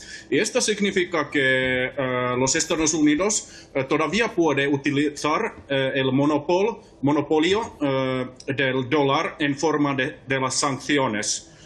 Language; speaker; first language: Spanish; non-native, fluent; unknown